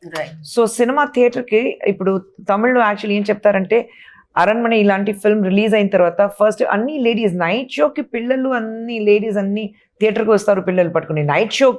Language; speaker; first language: Telugu; non-native, local second language; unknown